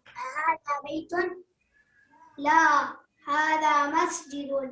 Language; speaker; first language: Arabic; non-native, learner; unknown